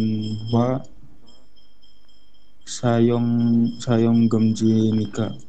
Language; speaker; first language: Korean; non-native, learner; Indonesian